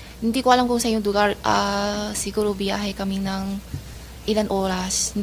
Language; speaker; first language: Filipino; non-native, learner; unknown